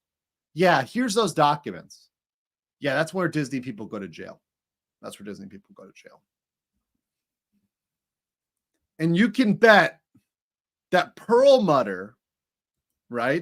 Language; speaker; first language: English; native; English